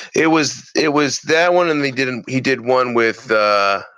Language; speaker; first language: English; early bilingual, other home language; Italian